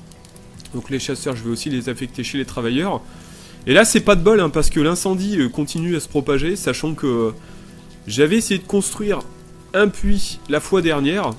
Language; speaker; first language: French; native; French